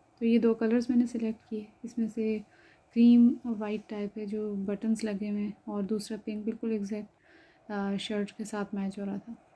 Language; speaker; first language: Urdu; native; Urdu